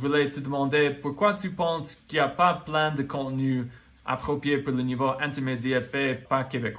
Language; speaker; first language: French; non-native, learner; English